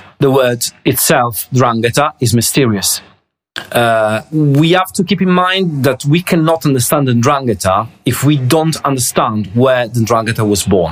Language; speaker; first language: English; non-native, fluent; Italian